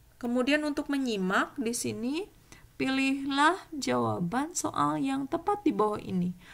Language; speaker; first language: Indonesian; native; Indonesian